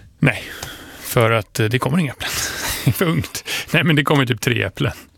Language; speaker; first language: Swedish; non-native, fluent; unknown